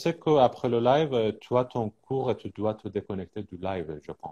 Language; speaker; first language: French; non-native, fluent; Persian